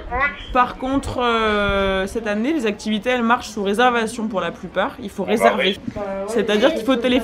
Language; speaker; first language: French; native; French